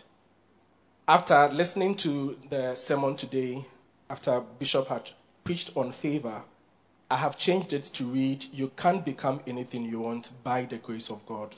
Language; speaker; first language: English; non-native, local second language; Akan